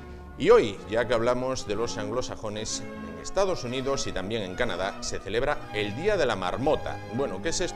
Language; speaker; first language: Spanish; native; Spanish